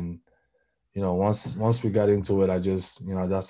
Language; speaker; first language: English; non-native, local second language; French